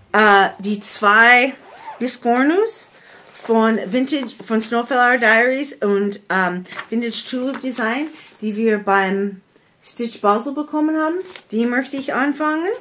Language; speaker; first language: German; non-native, fluent; English